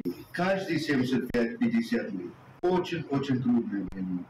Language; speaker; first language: Russian; non-native, fluent; Urdu